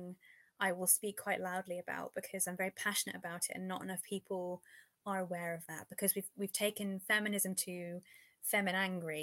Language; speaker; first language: English; native; English